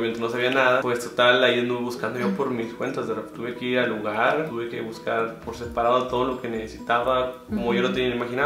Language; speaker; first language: Spanish; native; Spanish